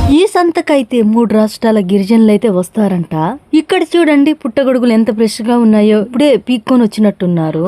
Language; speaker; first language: Telugu; non-native, local second language; Koya